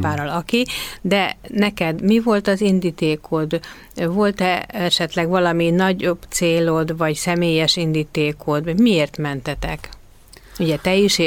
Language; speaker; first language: Hungarian; native; Hungarian